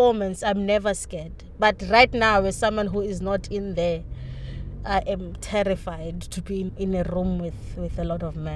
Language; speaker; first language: English; non-native, local second language; Xhosa